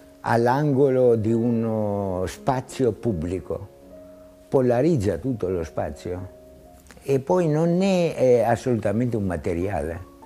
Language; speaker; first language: Italian; non-native, fluent; Greek